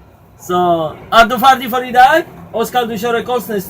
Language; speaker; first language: Swedish; non-native, learner; Polish